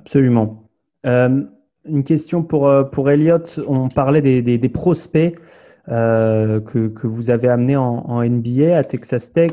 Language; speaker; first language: French; native; French